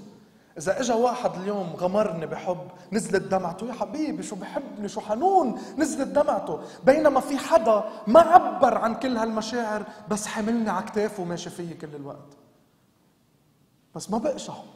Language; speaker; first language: Arabic; native; Arabic